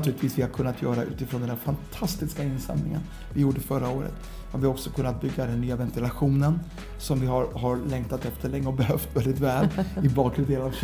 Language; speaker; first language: Swedish; native; Swedish